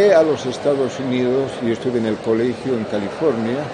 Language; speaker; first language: Spanish; native; Spanish